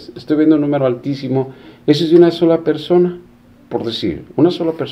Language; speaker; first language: Spanish; native; Spanish